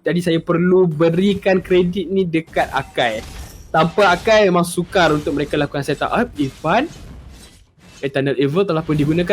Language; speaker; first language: Malay; native; Malay